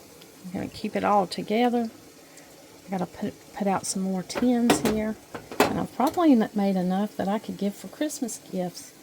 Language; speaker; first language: English; native; English